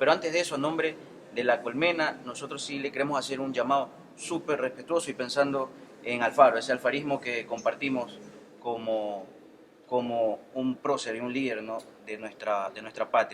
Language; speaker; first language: Spanish; native; Spanish